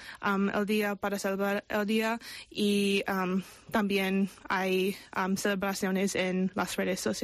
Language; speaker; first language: Spanish; non-native, fluent; English